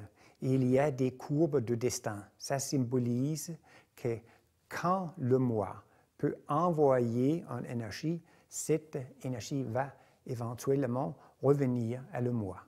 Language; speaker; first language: French; non-native, fluent; Danish